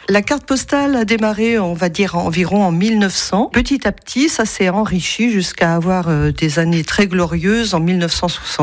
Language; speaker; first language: French; native; French